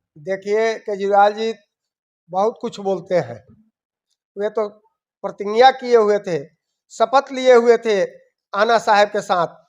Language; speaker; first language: Hindi; native; Hindi